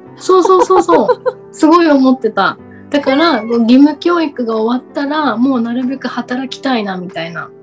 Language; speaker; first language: Japanese; early bilingual, other home language; Portuguese